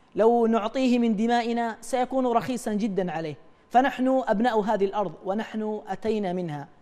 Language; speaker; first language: Arabic; native; Arabic